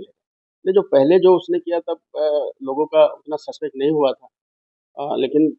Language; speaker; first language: Hindi; non-native, local second language; Assamese